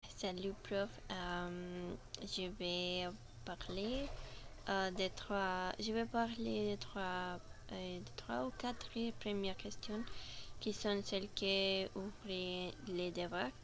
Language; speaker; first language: French; non-native, learner; Spanish